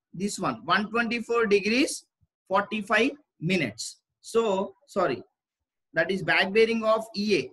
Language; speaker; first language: English; non-native, local second language; Telugu